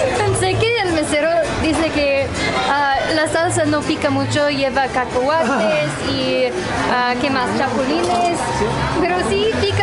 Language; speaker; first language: Spanish; non-native, learner; English